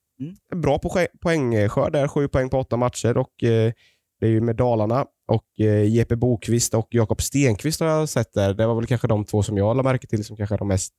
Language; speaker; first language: Swedish; native; Swedish